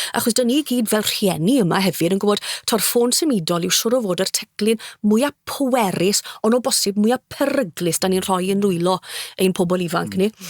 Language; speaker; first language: Welsh; native; Welsh